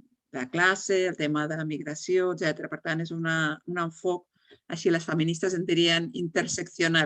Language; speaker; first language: Catalan; native; Catalan